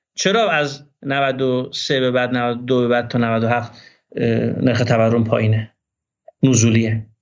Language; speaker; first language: Persian; non-native, local second language; Azerbaijani